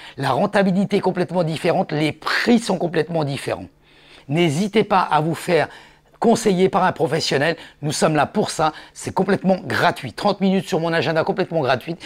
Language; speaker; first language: French; native; French